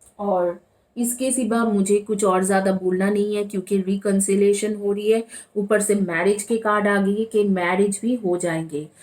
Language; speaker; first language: Hindi; non-native, local second language; Bangla